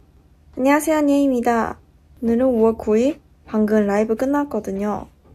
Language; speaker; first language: Korean; non-native, fluent; Chinese